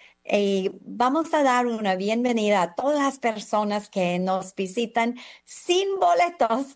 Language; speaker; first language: Spanish; non-native, fluent; English